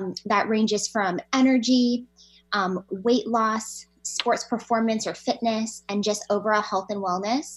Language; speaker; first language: English; native; English